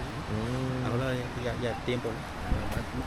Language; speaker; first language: Spanish; non-native, learner; Thai